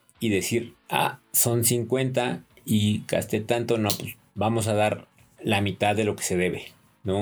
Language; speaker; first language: Spanish; native; Spanish